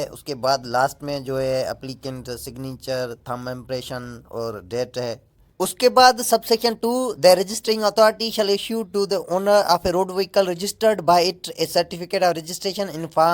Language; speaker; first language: Urdu; native; Urdu